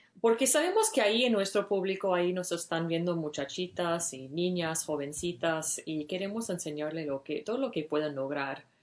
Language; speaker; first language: Spanish; non-native, fluent; English